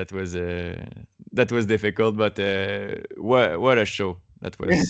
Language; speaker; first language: English; non-native, learner; French